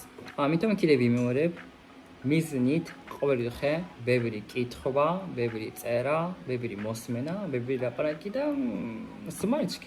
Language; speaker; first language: Georgian; non-native, fluent; Japanese